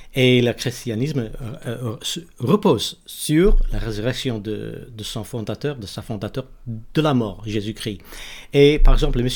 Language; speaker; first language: French; non-native, learner; English